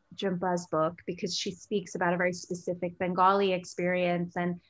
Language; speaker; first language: English; early bilingual, other home language; Gujarati